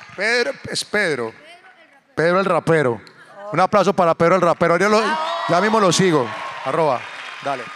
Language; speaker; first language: Spanish; native; Spanish